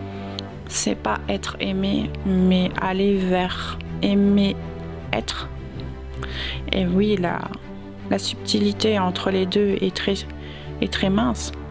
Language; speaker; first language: French; native; French